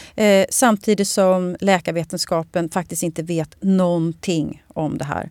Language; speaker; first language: Swedish; native; Swedish